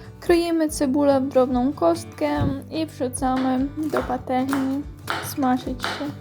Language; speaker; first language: Polish; non-native, fluent; Ukrainian